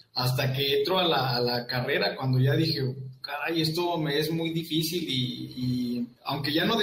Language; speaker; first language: Spanish; native; Spanish